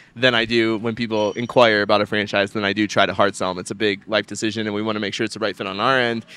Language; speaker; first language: English; native; English